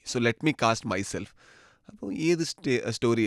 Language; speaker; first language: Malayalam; non-native, learner; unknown